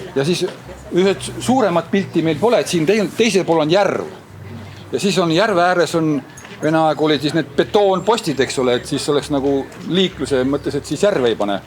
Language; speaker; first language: Estonian; native; Estonian